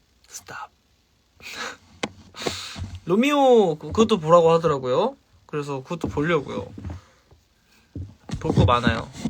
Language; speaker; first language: Korean; native; Korean